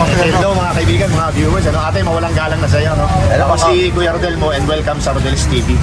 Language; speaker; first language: Filipino; native; Filipino